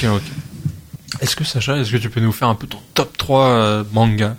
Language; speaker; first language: French; native; French